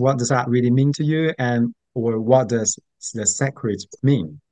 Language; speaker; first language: English; non-native, fluent; Chinese